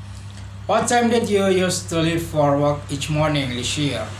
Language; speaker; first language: English; non-native, learner; Indonesian